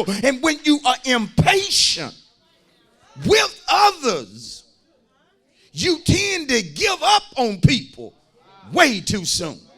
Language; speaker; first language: English; native; English